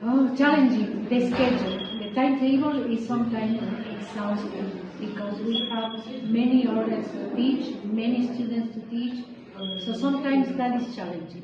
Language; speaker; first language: English; non-native, fluent; Spanish